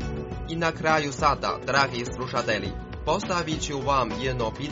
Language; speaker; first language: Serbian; non-native, fluent; Chinese